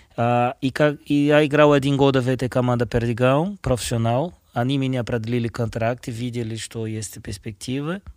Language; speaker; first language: Russian; non-native, fluent; Portuguese